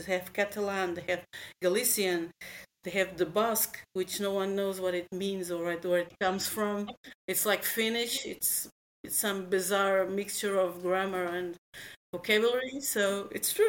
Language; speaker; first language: English; non-native, fluent; Portuguese